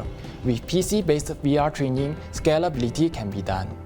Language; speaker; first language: English; non-native, local second language; Chinese